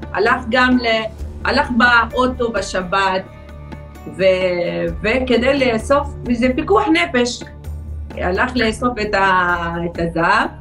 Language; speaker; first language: Hebrew; non-native, fluent; Arabic